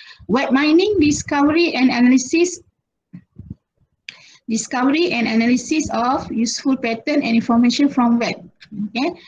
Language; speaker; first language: English; non-native, local second language; Malay